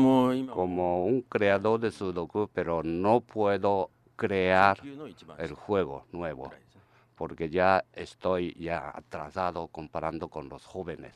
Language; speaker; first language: Spanish; non-native, learner; Japanese